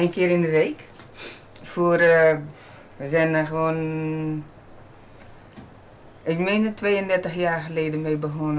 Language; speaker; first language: Dutch; non-native, learner; Portuguese